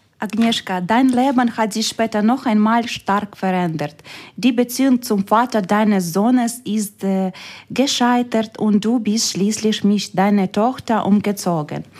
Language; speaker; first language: German; non-native, fluent; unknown